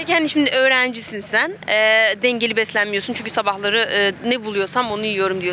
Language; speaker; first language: Turkish; native; Turkish